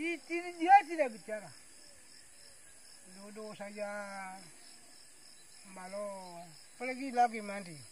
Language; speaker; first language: Indonesian; non-native, local second language; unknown